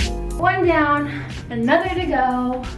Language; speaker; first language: English; native; English